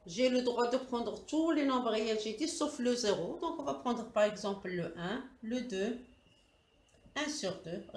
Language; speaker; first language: French; non-native, local second language; Arabic